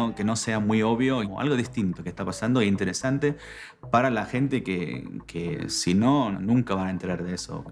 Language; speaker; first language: Spanish; non-native, fluent; English